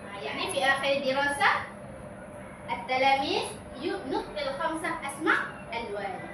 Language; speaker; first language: Arabic; non-native, learner; Malay